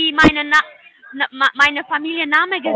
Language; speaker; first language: German; non-native, learner; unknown